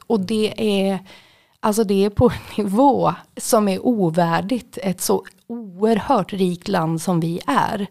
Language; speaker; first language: Swedish; native; Swedish